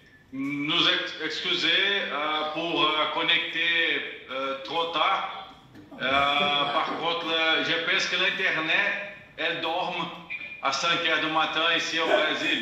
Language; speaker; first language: French; non-native, fluent; Portuguese